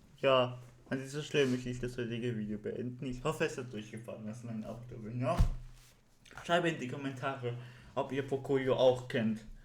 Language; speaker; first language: German; early bilingual, other home language; Spanish